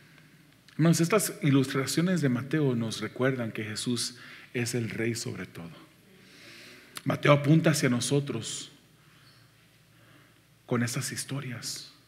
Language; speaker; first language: Spanish; native; Spanish